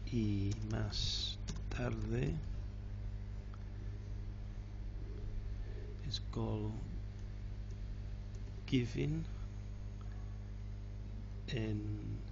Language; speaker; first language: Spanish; non-native, fluent; English